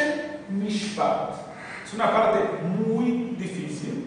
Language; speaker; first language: Spanish; non-native, fluent; Portuguese